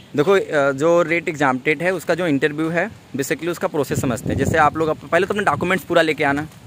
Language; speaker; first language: Hindi; native; Hindi